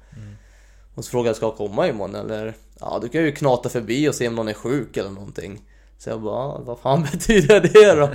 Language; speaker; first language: Swedish; non-native, fluent; Hungarian